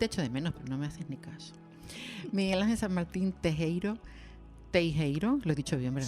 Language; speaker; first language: Spanish; native; Spanish